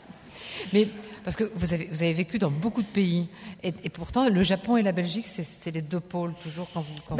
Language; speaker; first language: French; native; French